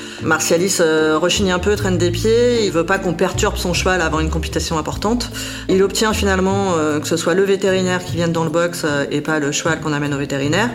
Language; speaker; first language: French; native; French